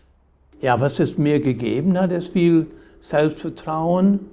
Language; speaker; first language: German; non-native, fluent; English